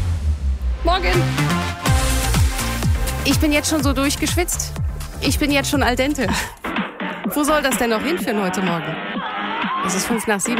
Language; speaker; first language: German; native; German